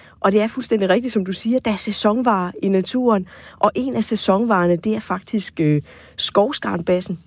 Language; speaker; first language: Danish; native; Danish